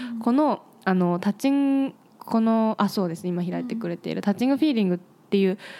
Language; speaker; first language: Japanese; native; Japanese